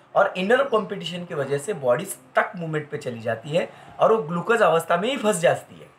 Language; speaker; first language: Hindi; non-native, local second language; Marathi